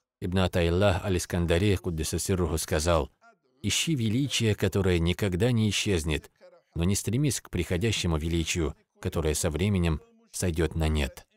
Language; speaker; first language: Russian; non-native, local second language; Avaric